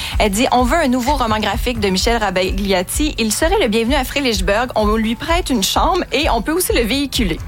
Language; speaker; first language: French; native; French